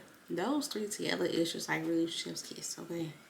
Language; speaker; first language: English; native; English